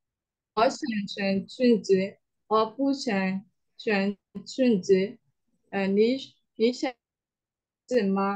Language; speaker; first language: Chinese; non-native, learner; Burmese